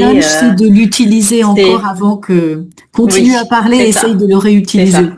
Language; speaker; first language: French; native; French